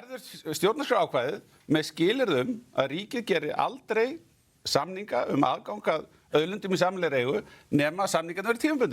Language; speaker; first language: Icelandic; native; Icelandic